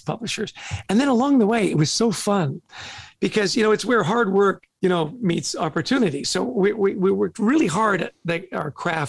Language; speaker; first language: English; native; English